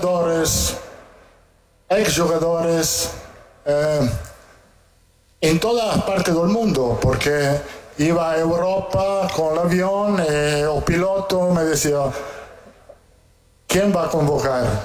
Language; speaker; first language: Portuguese; non-native, fluent; Italian